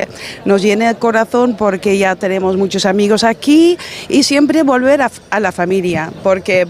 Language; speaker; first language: Spanish; non-native, fluent; Dutch